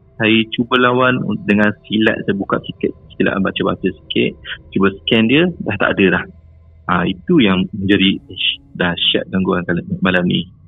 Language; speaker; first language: Malay; native; Malay